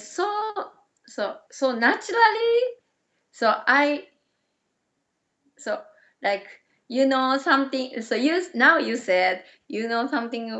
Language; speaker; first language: English; non-native, learner; Japanese